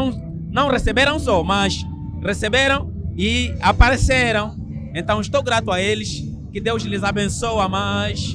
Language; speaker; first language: Portuguese; non-native, fluent; Lingala